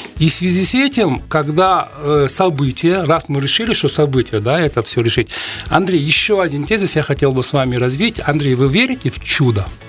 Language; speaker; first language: Russian; non-native, local second language; Uzbek